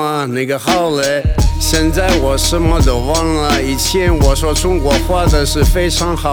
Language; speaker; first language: Chinese; non-native, learner; Russian